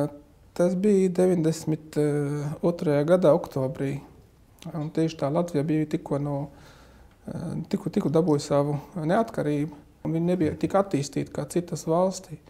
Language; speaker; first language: Latvian; non-native, fluent; Arabic